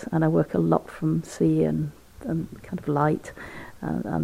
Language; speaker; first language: English; native; English